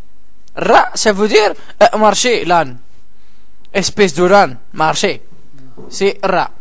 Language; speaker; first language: French; non-native, local second language; Arabic